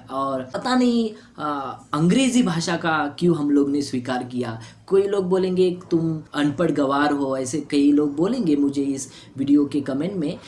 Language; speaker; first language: Hindi; non-native, local second language; Marathi